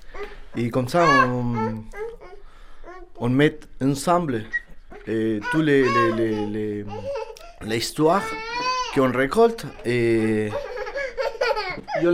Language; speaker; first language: French; non-native, learner; Spanish